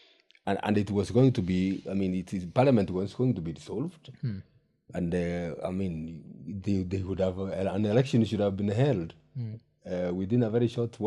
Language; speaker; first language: English; non-native, local second language; Gusii